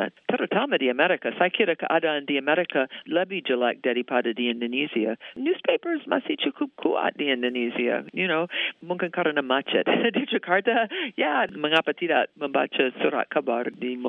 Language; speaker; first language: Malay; non-native, fluent; English